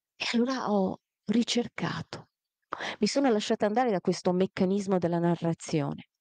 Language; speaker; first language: Italian; early bilingual, other home language; Amharic